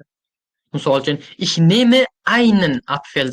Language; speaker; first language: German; non-native, fluent; Uzbek